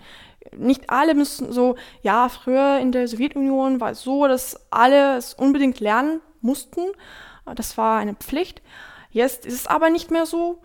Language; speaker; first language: German; non-native, fluent; Ukrainian